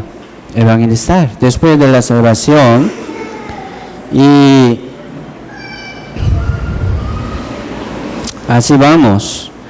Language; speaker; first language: Spanish; non-native, learner; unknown